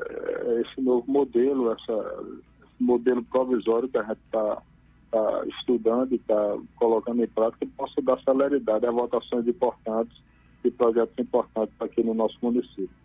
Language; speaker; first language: Portuguese; native; Portuguese